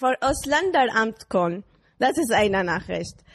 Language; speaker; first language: German; non-native, learner; Arabic